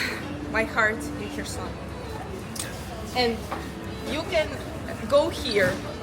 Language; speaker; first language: English; non-native, learner; Ukrainian